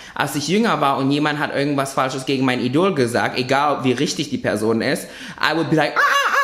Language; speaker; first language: German; native; German